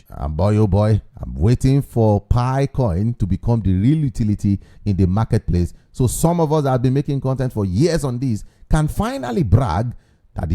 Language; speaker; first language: English; non-native, local second language; Yoruba